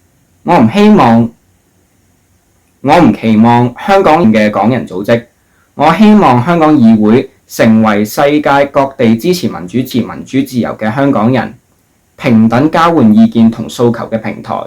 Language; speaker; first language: Cantonese; native; Cantonese